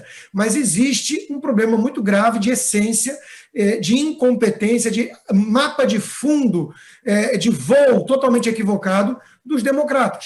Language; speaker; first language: Portuguese; native; Portuguese